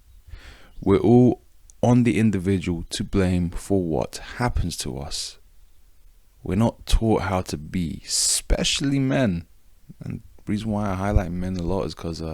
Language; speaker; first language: English; native; English